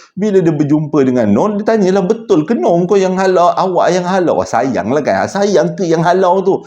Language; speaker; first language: Malay; native; Malay